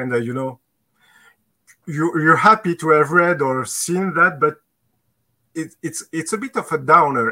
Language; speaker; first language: English; non-native, fluent; French